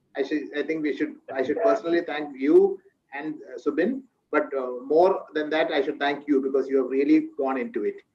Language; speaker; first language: English; non-native, local second language; Malayalam